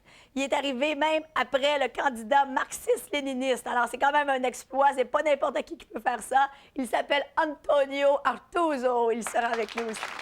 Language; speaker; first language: French; native; French